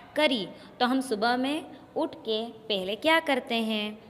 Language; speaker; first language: Hindi; non-native, local second language; Gujarati